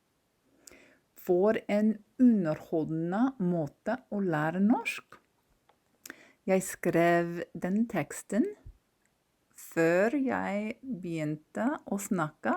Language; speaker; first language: Norwegian; non-native, learner; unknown